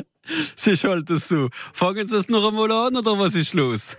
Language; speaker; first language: German; native; German